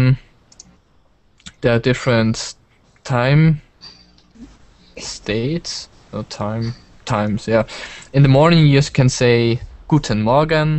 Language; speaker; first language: English; non-native, learner; German